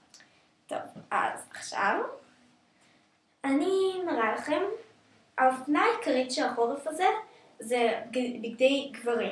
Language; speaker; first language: Hebrew; native; Hebrew